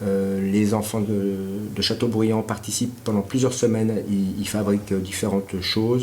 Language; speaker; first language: French; native; French